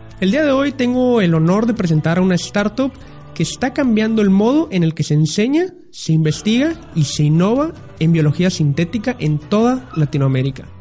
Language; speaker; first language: Spanish; native; Spanish